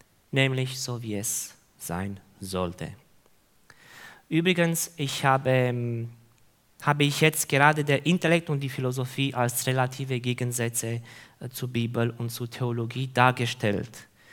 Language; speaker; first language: German; non-native, fluent; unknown